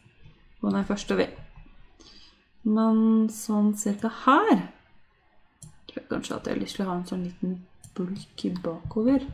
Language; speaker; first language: Norwegian; native; Norwegian